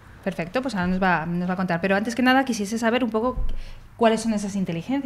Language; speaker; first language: Spanish; native; Spanish